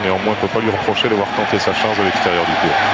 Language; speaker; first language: French; native; French